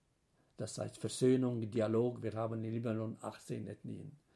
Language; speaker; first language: German; non-native, fluent; Arabic